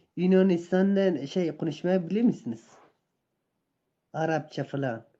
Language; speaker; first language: Turkish; non-native, learner; Persian